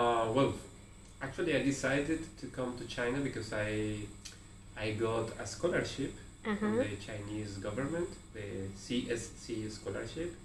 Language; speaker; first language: English; non-native, fluent; Spanish